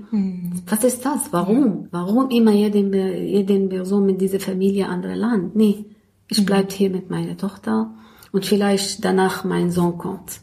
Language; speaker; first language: German; non-native, learner; Arabic